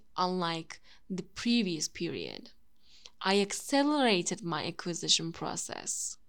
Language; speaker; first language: English; non-native, fluent; Turkish